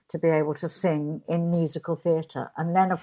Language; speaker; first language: English; native; English